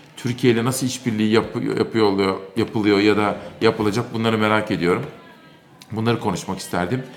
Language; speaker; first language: Turkish; native; Turkish